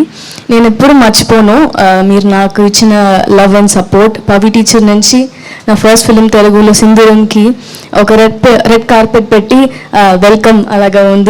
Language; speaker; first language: Telugu; non-native, learner; Tamil